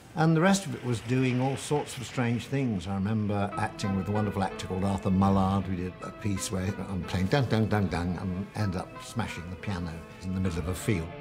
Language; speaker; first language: English; native; English